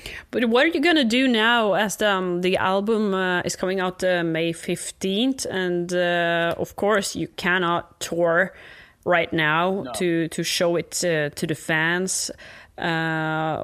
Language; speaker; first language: English; non-native, fluent; Norwegian